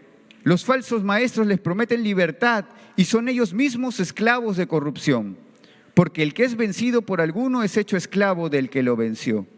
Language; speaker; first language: Spanish; native; Spanish